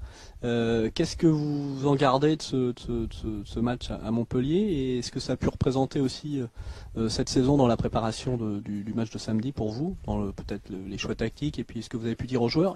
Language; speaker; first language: French; native; French